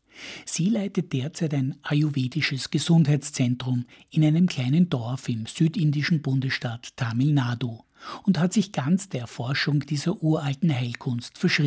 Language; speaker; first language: German; native; German